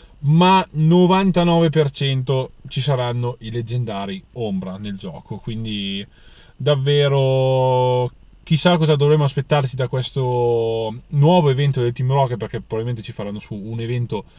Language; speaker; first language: Italian; native; Italian